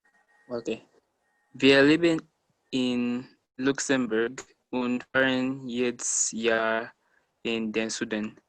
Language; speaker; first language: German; non-native, learner; English